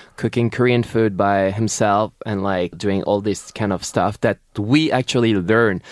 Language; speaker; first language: English; non-native, fluent; French